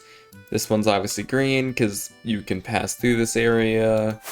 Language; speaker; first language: English; native; English